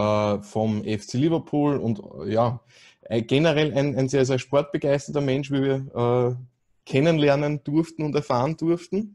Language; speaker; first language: German; native; German